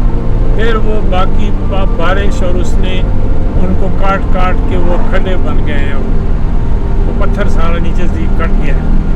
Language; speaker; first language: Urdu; non-native, local second language; Punjabi